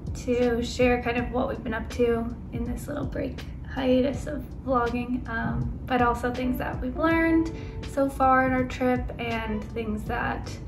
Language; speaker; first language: English; native; English